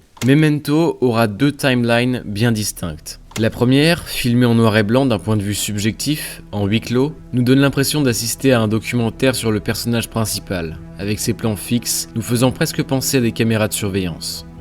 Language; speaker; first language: French; native; French